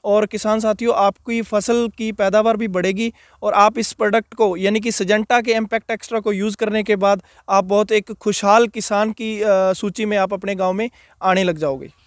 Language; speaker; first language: Hindi; non-native, local second language; Punjabi